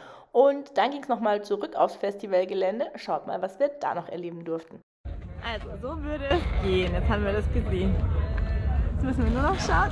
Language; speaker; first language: German; native; German